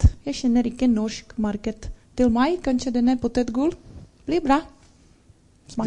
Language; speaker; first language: Norwegian; non-native, learner; Czech